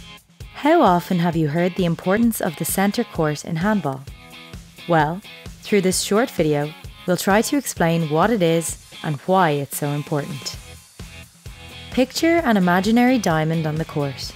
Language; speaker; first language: English; native; English